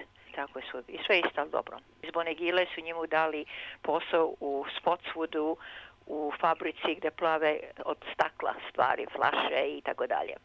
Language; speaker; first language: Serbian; early bilingual, heritage; Serbian